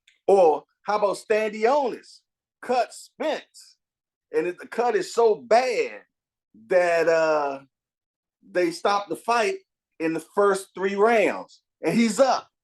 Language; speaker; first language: English; native; English